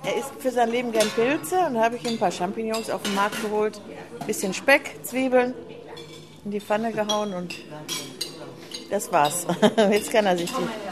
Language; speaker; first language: German; native; German